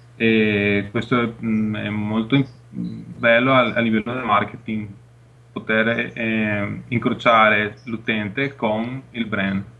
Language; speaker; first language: Italian; non-native, fluent; Spanish